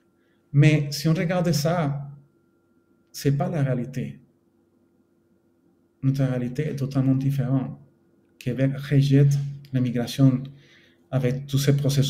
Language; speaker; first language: French; non-native, fluent; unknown